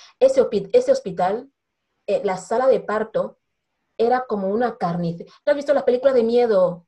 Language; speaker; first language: Spanish; non-native, local second language; Fang